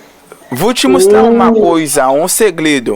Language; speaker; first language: Portuguese; non-native, learner; Haitian Creole